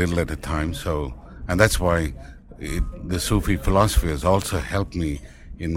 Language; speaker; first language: English; non-native, local second language; Tamil